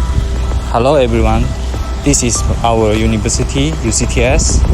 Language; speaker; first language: English; non-native, local second language; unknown